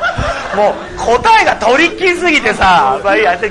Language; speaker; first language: Japanese; native; Japanese